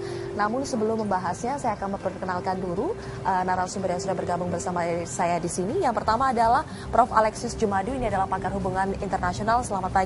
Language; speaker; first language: Indonesian; native; Indonesian